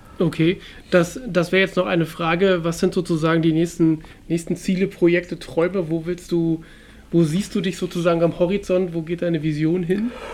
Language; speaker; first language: German; native; German